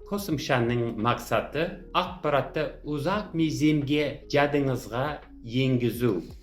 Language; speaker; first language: Kazakh; non-native, fluent; English